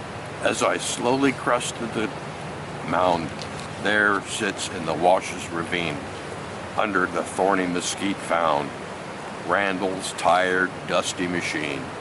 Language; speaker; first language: English; native; English